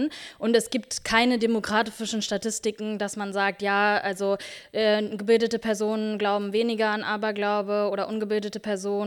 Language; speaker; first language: German; native; German